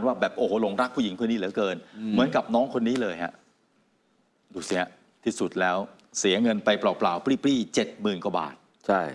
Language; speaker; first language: Thai; native; Thai